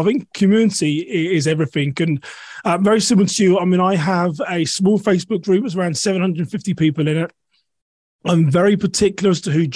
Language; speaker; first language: English; native; English